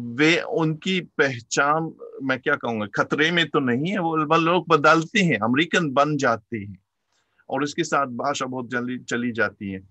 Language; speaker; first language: Hindi; non-native, fluent; German